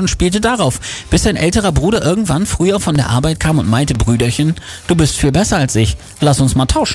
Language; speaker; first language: German; native; German